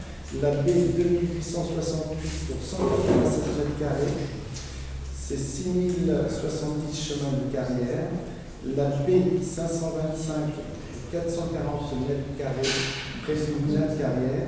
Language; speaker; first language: French; native; French